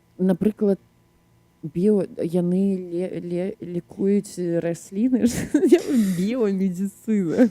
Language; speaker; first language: Belarusian; non-native, local second language; Russian